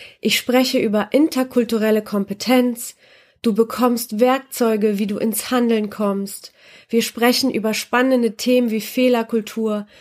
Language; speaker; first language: German; early bilingual, other home language; Polish